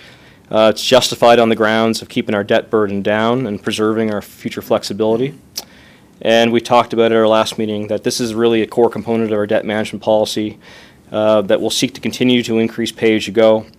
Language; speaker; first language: English; native; English